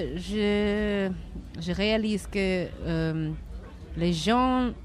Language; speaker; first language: French; non-native, learner; English